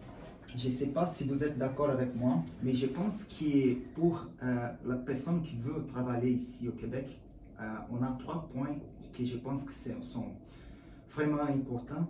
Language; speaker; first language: French; non-native, learner; Portuguese